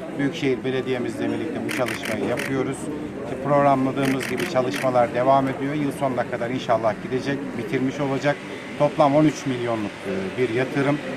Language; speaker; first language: Turkish; native; Turkish